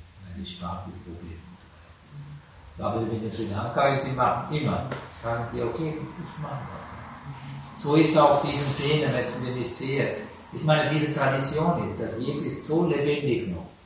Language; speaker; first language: German; non-native, learner; Sinhala